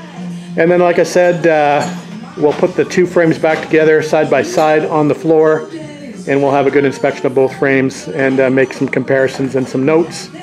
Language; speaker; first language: English; native; English